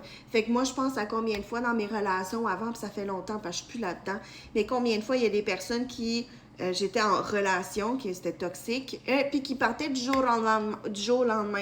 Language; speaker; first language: French; native; French